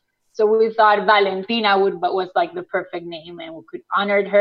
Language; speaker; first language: English; non-native, fluent; Spanish